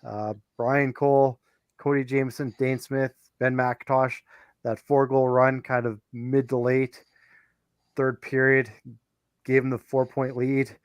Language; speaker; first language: English; native; English